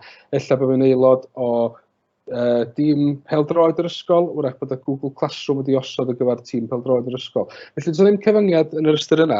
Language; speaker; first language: Welsh; native; Welsh